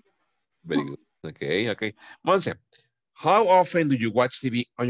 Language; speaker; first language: English; non-native, fluent; Spanish